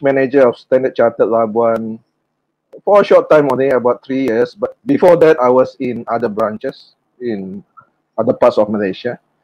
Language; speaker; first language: English; non-native, local second language; Malay